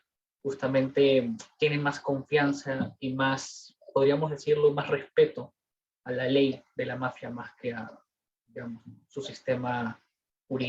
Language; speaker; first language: Spanish; native; Spanish